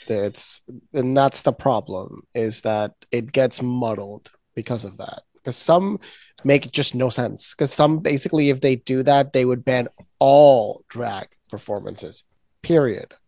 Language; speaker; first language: English; non-native, local second language; Spanish